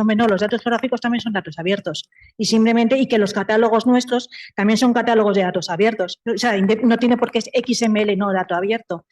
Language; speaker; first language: Spanish; native; Spanish